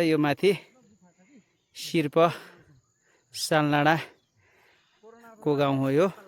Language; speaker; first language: Nepali; non-native, local second language; Rana Tharu